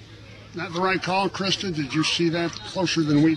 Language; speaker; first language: English; native; English